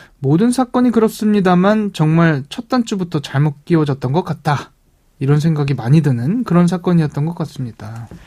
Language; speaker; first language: Korean; native; Korean